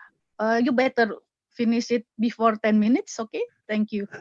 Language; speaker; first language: English; non-native, fluent; Indonesian